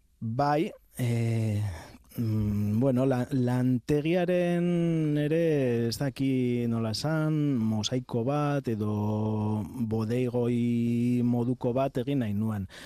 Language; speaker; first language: Basque; non-native, local second language; Spanish